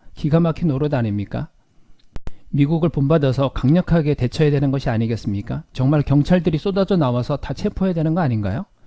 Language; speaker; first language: Korean; native; Korean